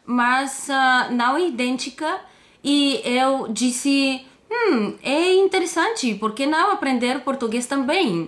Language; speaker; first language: Portuguese; non-native, fluent; Bulgarian